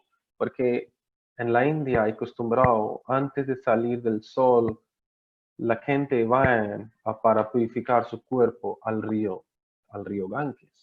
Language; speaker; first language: Spanish; non-native, learner; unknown